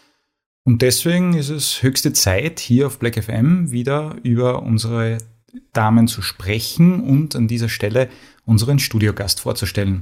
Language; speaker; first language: German; native; German